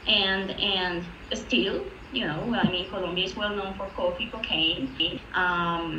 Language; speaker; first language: English; non-native, fluent; Spanish